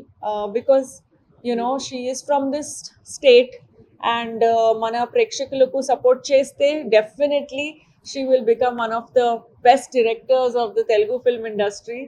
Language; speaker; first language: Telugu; non-native, local second language; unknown